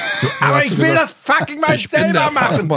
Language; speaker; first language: German; native; German